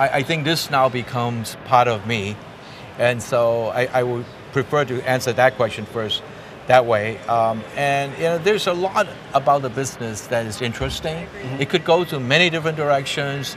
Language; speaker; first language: English; non-native, local second language; Cantonese